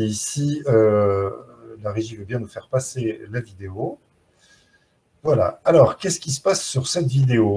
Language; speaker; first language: French; native; French